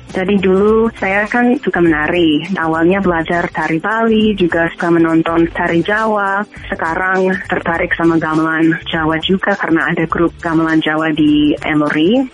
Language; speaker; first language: Indonesian; non-native, fluent; English